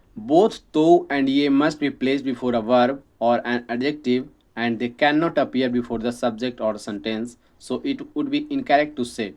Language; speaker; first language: Hindi; native; Hindi